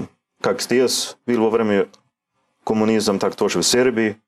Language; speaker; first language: Russian; non-native, learner; Swedish